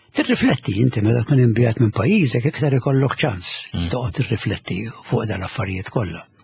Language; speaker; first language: Maltese; native; Maltese